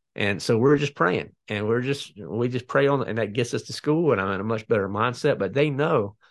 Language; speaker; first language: English; native; English